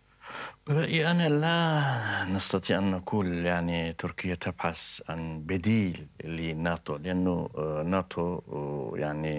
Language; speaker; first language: Arabic; non-native, fluent; Turkish